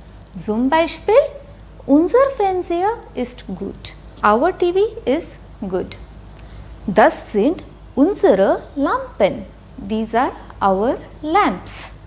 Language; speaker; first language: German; non-native, fluent; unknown